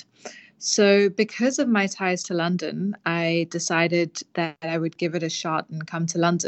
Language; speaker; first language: English; native; English